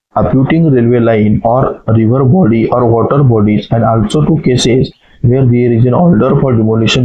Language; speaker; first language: English; non-native, local second language; Marathi